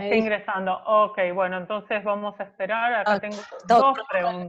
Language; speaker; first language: Spanish; native; Spanish